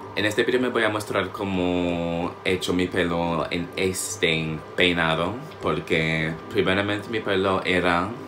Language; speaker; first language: Spanish; non-native, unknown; English